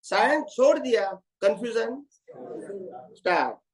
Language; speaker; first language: Hindi; non-native, local second language; Gujarati